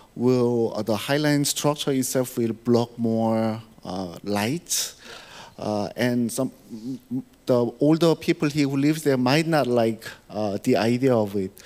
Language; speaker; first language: English; non-native, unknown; Korean